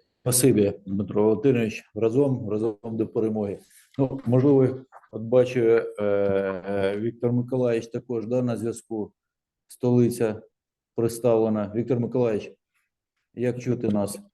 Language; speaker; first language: Ukrainian; native; Ukrainian